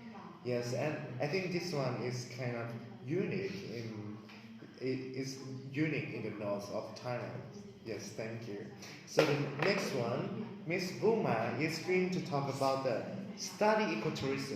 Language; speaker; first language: English; non-native, learner; Thai